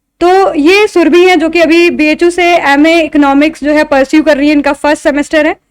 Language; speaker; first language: Hindi; native; Hindi